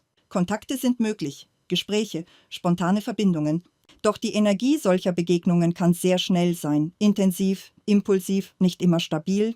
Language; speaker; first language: German; native; German